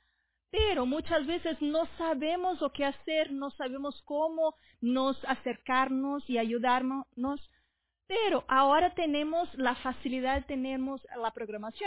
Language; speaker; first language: Spanish; non-native, fluent; Portuguese